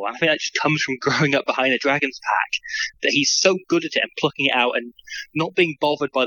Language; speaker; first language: English; native; English